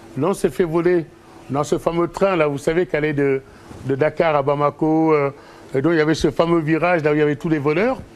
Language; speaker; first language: French; early bilingual, other home language; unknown